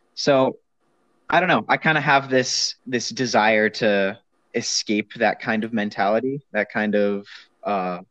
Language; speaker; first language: English; native; English